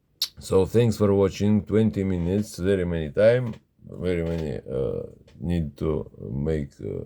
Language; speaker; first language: English; non-native, learner; Russian